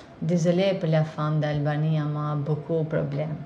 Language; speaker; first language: French; non-native, learner; Albanian